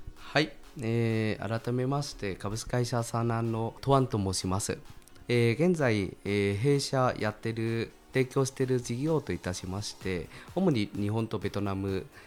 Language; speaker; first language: Japanese; non-native, fluent; Vietnamese